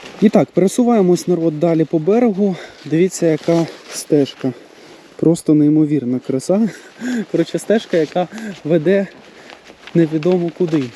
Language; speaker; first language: Ukrainian; native; Ukrainian